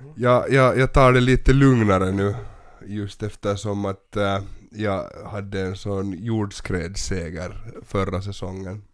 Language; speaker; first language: Swedish; native; Swedish